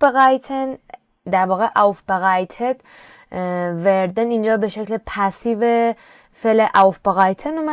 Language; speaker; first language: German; non-native, fluent; Persian